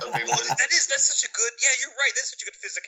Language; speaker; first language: English; native; English